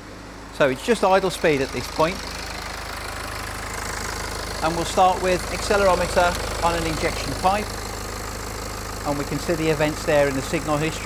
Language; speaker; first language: English; native; English